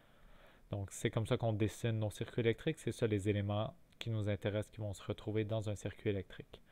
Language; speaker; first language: French; native; French